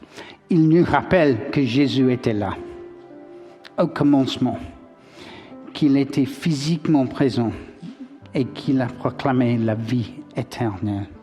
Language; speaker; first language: French; non-native, learner; English